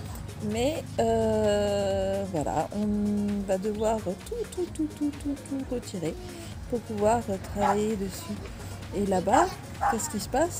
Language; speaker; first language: French; native; French